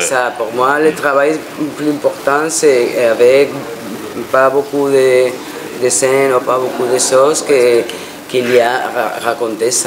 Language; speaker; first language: French; non-native, fluent; Spanish